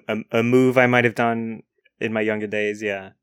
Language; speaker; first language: English; native; English